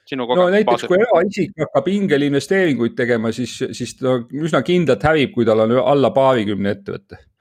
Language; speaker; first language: Estonian; native; Estonian